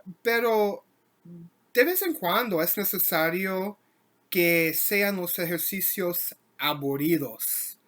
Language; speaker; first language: Spanish; non-native, learner; English